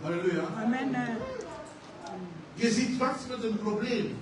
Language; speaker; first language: Dutch; non-native, fluent; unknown